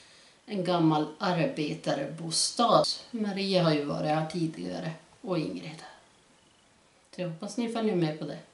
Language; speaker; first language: Swedish; native; Swedish